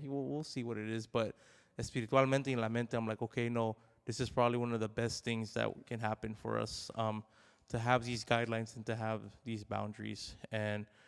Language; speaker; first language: English; early bilingual, other home language; Spanish